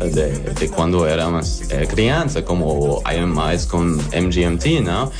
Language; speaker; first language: Portuguese; non-native, learner; German